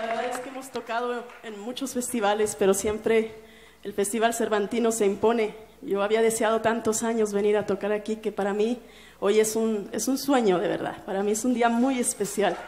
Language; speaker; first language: Spanish; native; Spanish